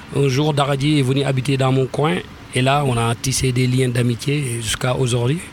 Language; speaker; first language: French; non-native, local second language; Wolof